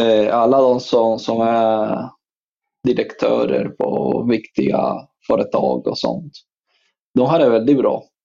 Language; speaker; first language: Swedish; non-native, fluent; Spanish